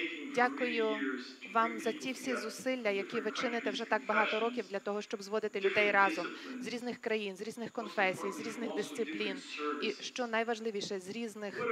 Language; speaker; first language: Ukrainian; native; Ukrainian